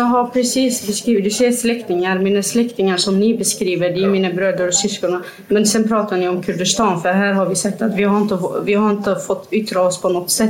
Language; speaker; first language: Swedish; non-native, fluent; Kurdish